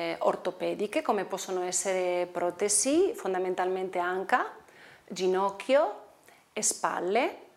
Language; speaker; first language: Italian; non-native, fluent; Spanish